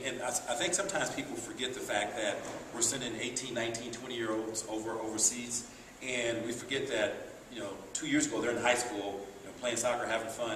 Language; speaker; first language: English; native; English